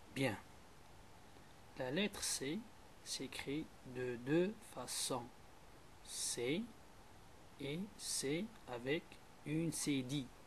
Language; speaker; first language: French; non-native, local second language; Arabic